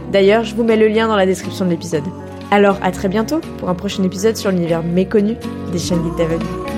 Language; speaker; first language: French; native; French